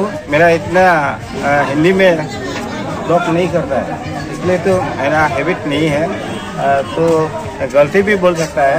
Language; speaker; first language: Hindi; non-native, local second language; Assamese